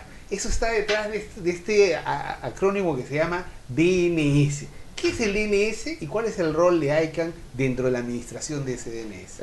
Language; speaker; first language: Spanish; native; Spanish